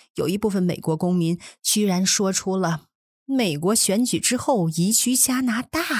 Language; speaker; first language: Chinese; native; Chinese